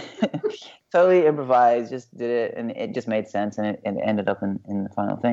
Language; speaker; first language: English; native; English